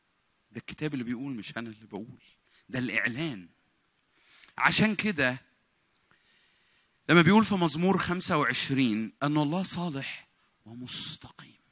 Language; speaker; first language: Arabic; native; Arabic